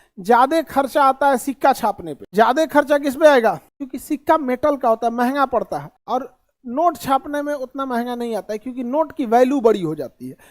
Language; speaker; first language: Hindi; native; Hindi